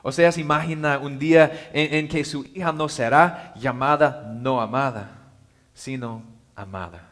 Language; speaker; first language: Spanish; non-native, learner; English